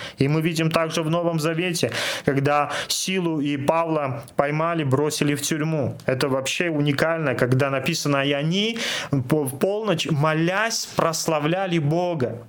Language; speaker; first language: Russian; non-native, local second language; Armenian